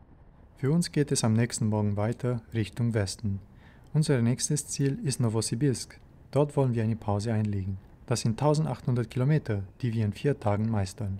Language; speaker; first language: German; native; German